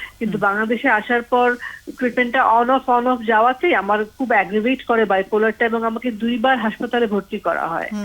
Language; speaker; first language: Bangla; native; Bangla